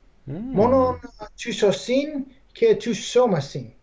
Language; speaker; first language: Greek; non-native, fluent; English